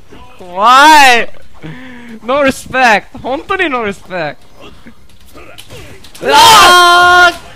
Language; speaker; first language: Japanese; non-native, learner; German